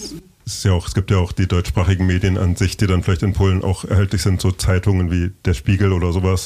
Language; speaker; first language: German; native; German